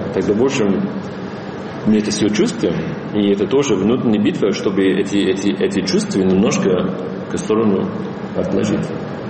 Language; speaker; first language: Russian; non-native, fluent; English